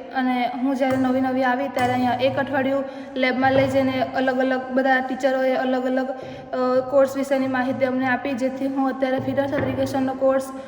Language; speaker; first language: Gujarati; non-native, local second language; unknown